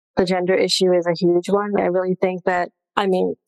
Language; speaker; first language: English; non-native, local second language; Gujarati